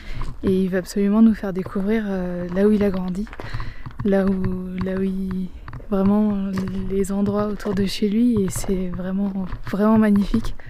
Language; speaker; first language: French; native; French